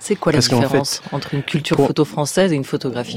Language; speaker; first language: French; native; French